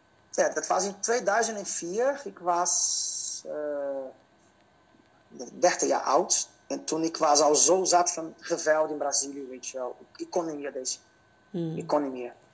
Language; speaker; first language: Dutch; non-native, fluent; Portuguese